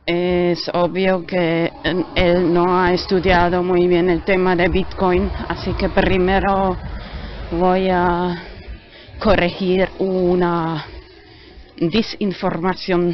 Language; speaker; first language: Spanish; non-native, learner; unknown